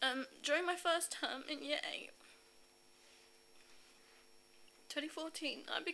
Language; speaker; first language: English; native; English